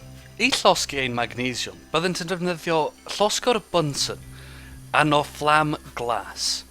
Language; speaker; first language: Welsh; non-native, local second language; English